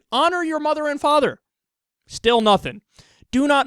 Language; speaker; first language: English; native; English